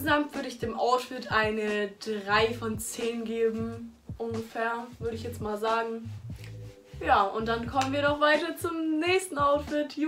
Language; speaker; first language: German; native; German